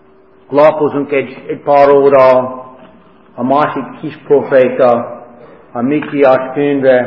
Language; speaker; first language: Hungarian; non-native, fluent; English